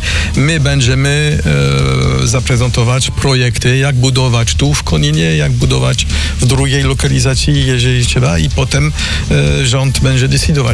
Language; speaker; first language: Polish; non-native, learner; French